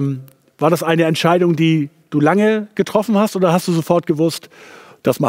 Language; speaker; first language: German; native; German